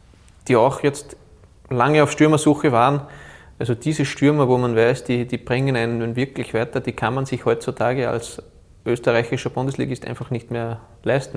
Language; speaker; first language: German; native; German